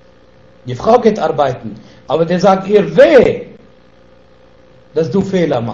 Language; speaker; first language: German; non-native, fluent; Arabic